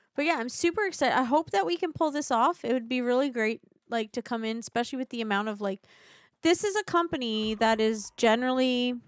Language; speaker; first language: English; native; English